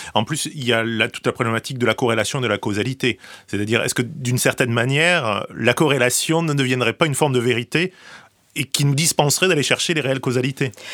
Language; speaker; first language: French; native; French